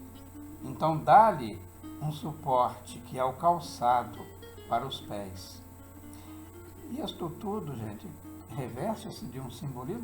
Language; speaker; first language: Portuguese; native; Portuguese